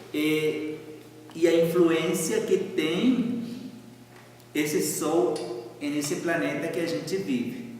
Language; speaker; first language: Portuguese; non-native, fluent; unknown